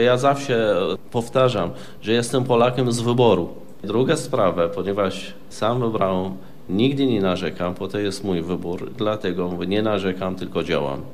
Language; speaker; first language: Polish; non-native, fluent; Arabic